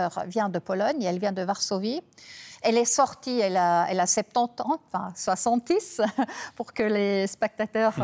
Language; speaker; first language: French; non-native, fluent; German